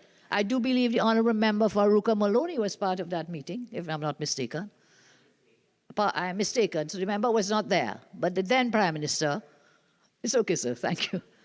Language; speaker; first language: English; native; English